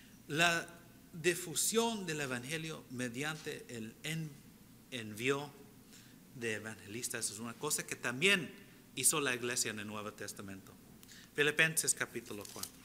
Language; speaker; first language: Spanish; early bilingual, heritage; English